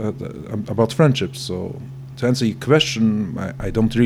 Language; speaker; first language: English; non-native, fluent; Yiddish